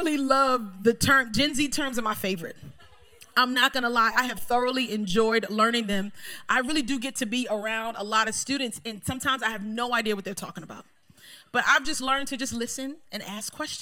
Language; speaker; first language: English; native; English